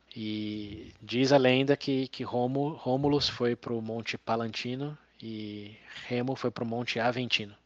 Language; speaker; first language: Portuguese; native; Portuguese